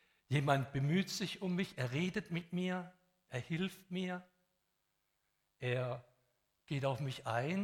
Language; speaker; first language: German; native; German